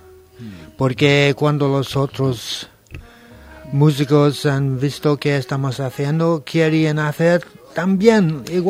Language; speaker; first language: Spanish; non-native, learner; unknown